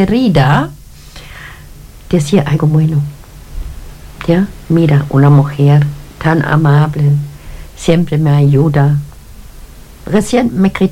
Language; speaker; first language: Spanish; non-native, learner; German